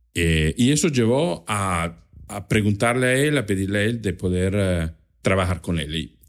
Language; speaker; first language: Spanish; non-native, fluent; German